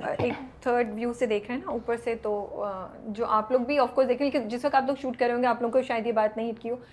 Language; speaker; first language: Urdu; native; Urdu